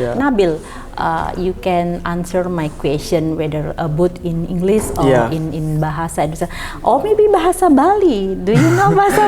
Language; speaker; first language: English; non-native, fluent; Indonesian